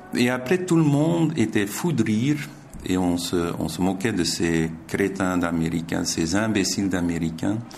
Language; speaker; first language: French; native; French